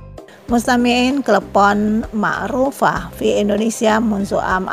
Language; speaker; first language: Arabic; non-native, learner; Indonesian